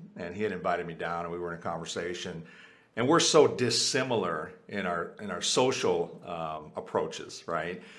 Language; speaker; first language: English; early bilingual, other home language; Spanish